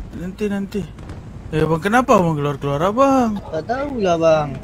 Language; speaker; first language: Malay; native; Malay